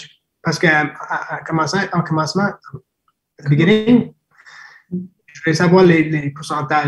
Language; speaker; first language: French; non-native, fluent; English